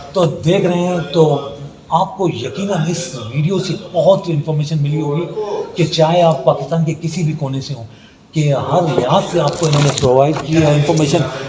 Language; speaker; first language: Urdu; non-native, local second language; Sindhi